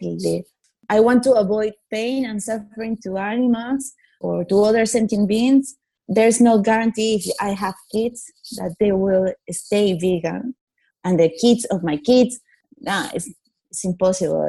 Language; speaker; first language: English; non-native, fluent; Italian